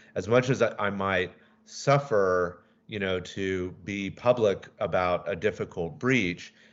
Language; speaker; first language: English; native; English